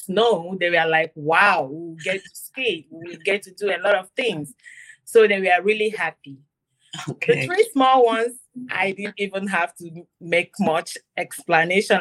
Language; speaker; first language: English; non-native, local second language; Igbo